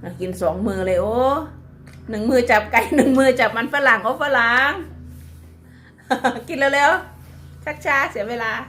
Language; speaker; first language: Thai; non-native, local second language; Lao